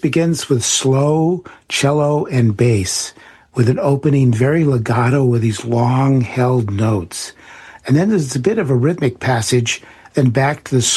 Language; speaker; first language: English; native; English